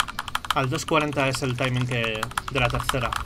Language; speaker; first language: Spanish; native; Spanish